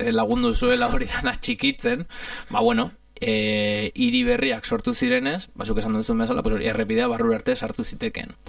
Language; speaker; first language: Basque; native; Basque